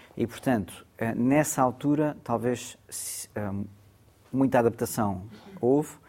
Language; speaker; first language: Portuguese; early bilingual, other home language; Gujarati